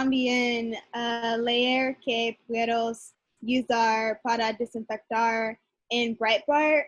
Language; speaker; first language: Spanish; non-native, learner; English